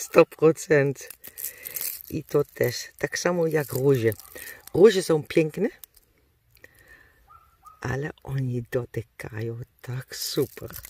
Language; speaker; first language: Polish; non-native, learner; Dutch